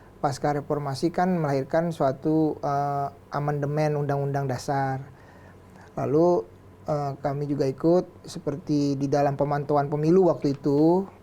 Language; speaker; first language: Indonesian; native; Indonesian